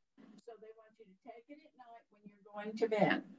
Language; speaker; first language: English; native; English